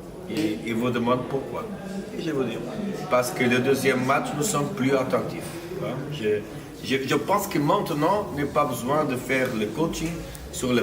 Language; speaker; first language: French; non-native, fluent; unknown